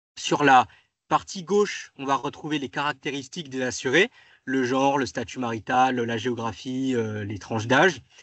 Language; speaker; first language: French; native; French